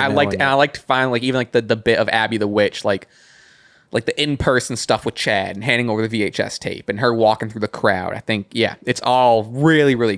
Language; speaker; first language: English; native; English